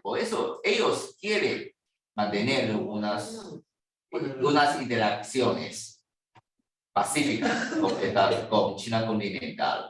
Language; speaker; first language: Spanish; non-native, fluent; Chinese